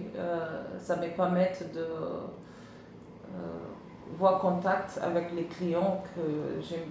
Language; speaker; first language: French; non-native, learner; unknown